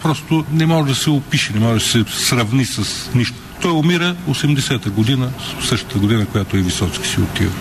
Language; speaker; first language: Bulgarian; native; Bulgarian